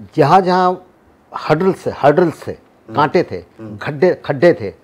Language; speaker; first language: Hindi; native; Hindi